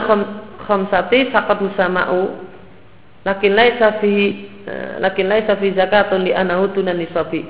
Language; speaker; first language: Arabic; non-native, fluent; Indonesian